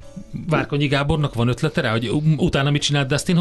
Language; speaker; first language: Hungarian; native; Hungarian